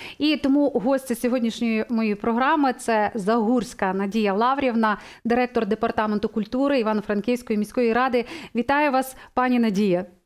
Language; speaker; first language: Ukrainian; native; Ukrainian